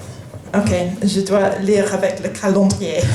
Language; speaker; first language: French; non-native, fluent; English